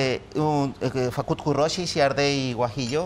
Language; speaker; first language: Romanian; non-native, fluent; Spanish